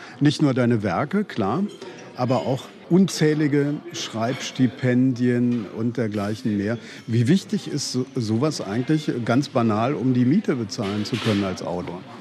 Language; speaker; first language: German; native; German